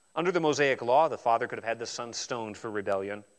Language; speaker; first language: English; native; English